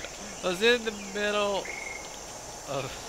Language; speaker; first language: English; native; English